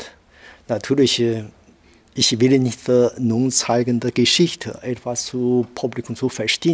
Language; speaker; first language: German; non-native, learner; Chinese